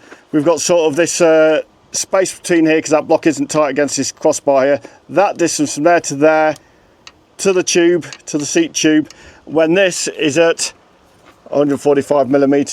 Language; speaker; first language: English; native; English